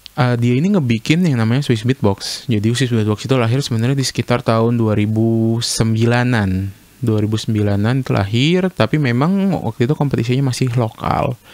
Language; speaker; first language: Indonesian; native; Indonesian